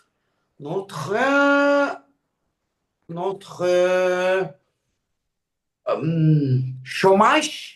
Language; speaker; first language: French; non-native, learner; Turkish